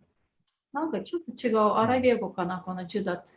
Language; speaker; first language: Japanese; non-native, fluent; Tatar